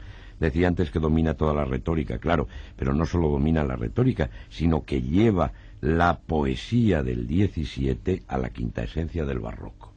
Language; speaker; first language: Spanish; native; Spanish